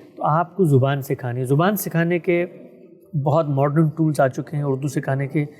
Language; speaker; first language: Urdu; native; Urdu